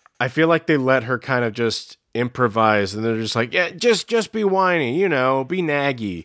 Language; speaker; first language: English; native; English